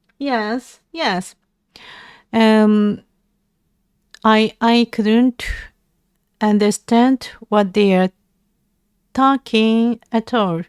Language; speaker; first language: English; non-native, learner; Japanese